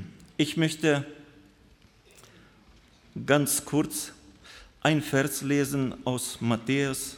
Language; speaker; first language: German; non-native, fluent; Russian